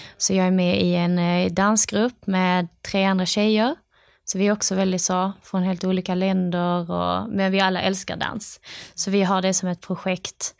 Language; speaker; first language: Swedish; native; Swedish